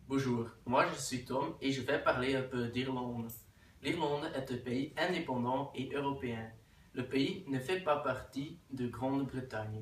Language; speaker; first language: French; non-native, learner; Dutch